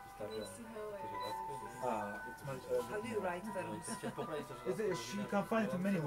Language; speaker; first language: English; non-native, learner; Arabic